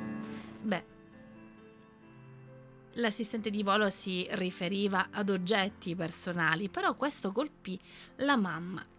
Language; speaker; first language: Italian; native; Italian